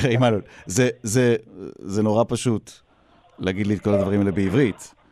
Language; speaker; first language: Hebrew; native; Hebrew